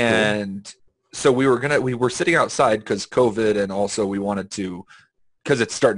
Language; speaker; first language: English; native; English